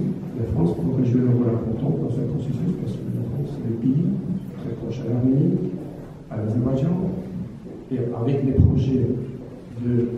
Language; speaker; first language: French; non-native, fluent; Azerbaijani